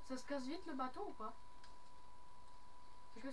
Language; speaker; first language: French; native; French